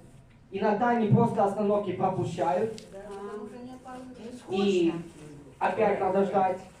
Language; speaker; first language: Russian; early bilingual, heritage; Russian